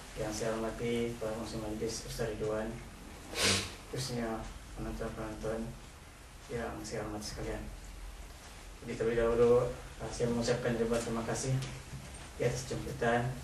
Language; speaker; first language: Malay; non-native, local second language; Central Dusun